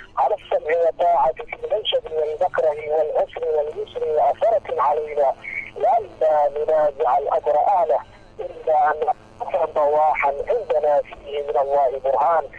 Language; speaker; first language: Arabic; non-native, local second language; Somali